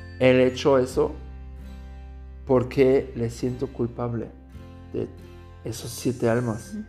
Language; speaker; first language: Spanish; non-native, learner; German